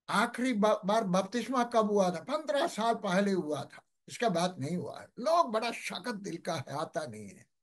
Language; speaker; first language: Hindi; non-native, local second language; Malayalam